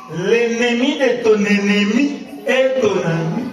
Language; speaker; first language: French; non-native, local second language; Swahili